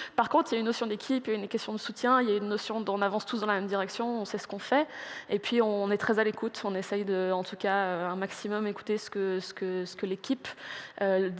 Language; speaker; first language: French; native; French